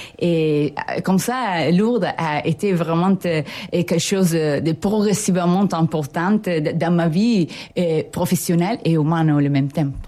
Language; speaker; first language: French; non-native, fluent; Italian